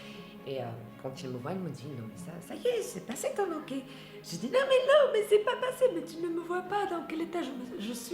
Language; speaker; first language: French; non-native, fluent; Slovak